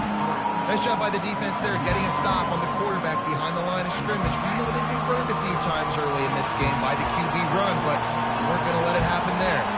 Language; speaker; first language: English; native; English